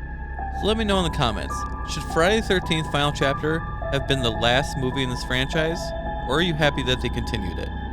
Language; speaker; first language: English; native; English